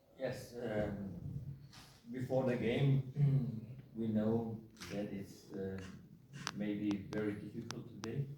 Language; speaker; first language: English; non-native, fluent; German